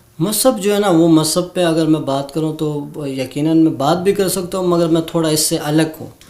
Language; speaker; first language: Urdu; non-native, local second language; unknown